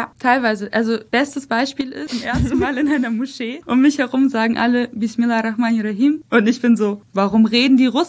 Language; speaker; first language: German; early bilingual, other home language; Russian